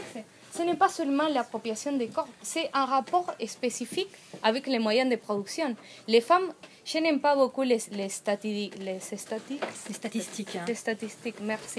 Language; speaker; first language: French; non-native, fluent; Spanish